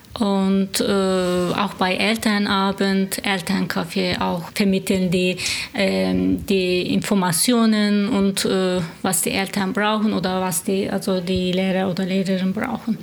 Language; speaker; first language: German; non-native, learner; Turkish